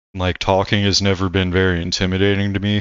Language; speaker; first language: English; native; English